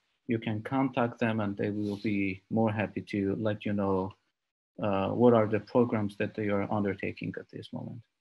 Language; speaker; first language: English; non-native, fluent; Armenian